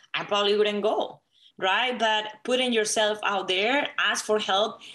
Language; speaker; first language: English; non-native, fluent; Spanish